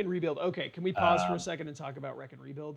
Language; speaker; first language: English; native; English